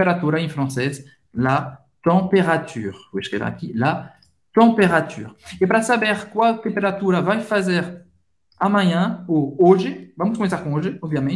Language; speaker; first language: Portuguese; non-native, fluent; French